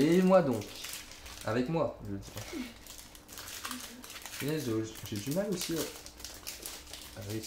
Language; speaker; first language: French; native; French